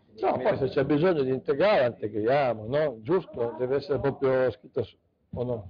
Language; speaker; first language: Italian; native; Italian